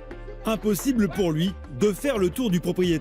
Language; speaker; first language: French; native; French